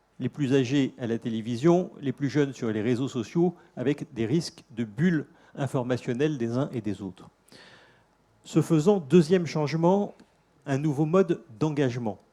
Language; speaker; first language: French; native; French